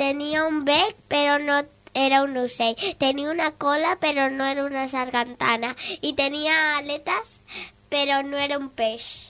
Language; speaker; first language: Catalan; non-native, local second language; Spanish